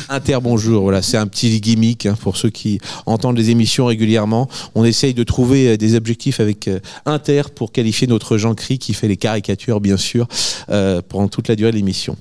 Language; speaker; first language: French; native; French